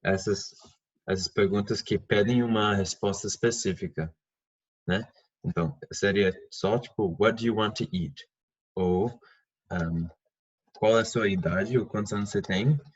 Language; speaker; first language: Portuguese; non-native, fluent; English